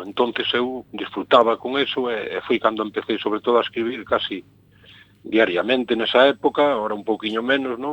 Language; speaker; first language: Galician; native; Galician